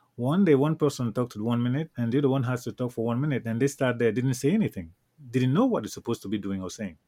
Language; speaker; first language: English; non-native, local second language; French